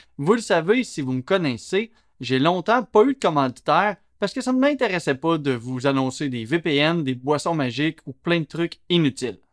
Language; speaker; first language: French; native; French